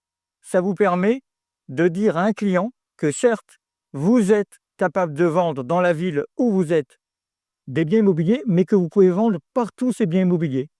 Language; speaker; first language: French; native; French